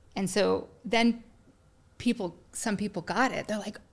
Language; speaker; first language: English; native; English